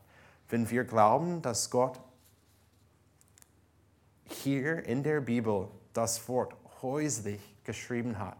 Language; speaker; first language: German; non-native, fluent; English